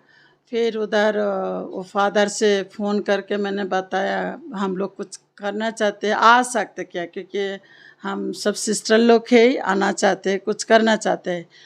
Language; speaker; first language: Hindi; non-native, local second language; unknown